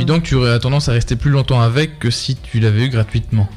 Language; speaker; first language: French; native; French